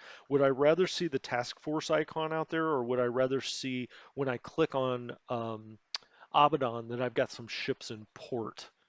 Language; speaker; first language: English; native; English